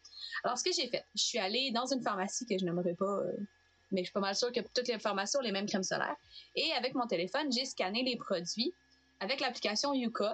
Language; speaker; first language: French; native; French